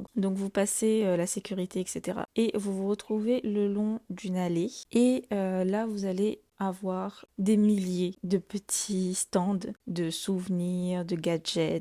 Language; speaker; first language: French; native; French